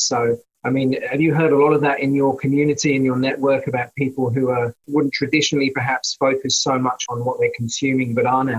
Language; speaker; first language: English; native; English